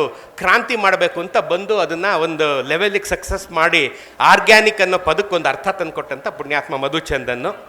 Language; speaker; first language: Kannada; native; Kannada